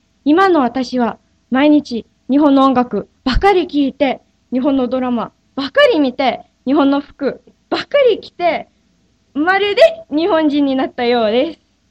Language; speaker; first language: Japanese; non-native, fluent; English